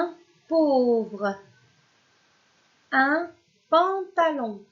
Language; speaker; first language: French; non-native, local second language; Arabic